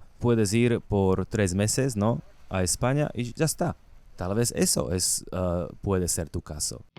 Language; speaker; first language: Spanish; non-native, learner; Slovak